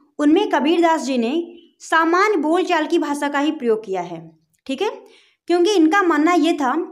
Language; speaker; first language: Hindi; native; Hindi